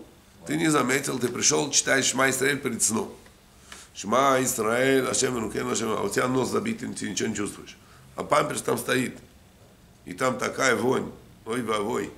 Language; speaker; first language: Russian; native; Russian